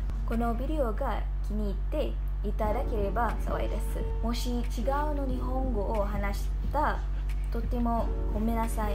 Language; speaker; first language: Japanese; non-native, learner; Malay